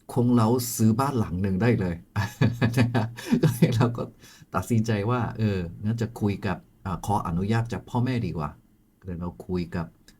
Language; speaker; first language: Thai; non-native, fluent; Korean